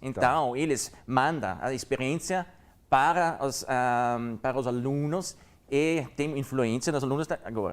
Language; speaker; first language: Portuguese; non-native, learner; German